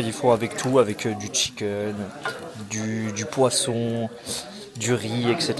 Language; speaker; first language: French; native; French